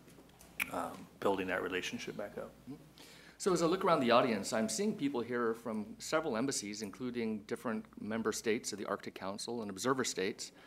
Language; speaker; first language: English; native; English